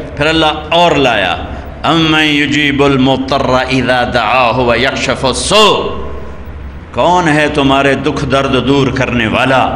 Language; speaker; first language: Urdu; non-native, local second language; Punjabi